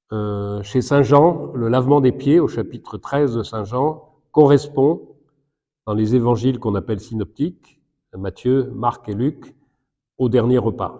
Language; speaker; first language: French; native; French